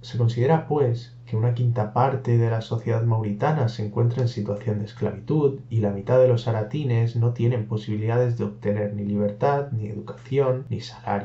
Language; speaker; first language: Spanish; native; Spanish